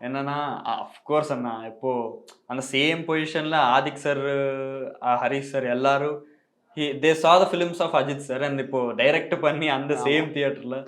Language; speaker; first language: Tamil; non-native, learner; Telugu